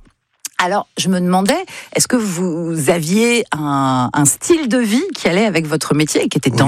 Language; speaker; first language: French; native; French